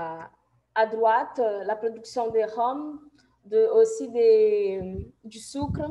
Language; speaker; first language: French; non-native, fluent; Portuguese